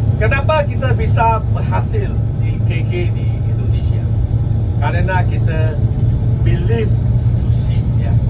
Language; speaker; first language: Malay; non-native, local second language; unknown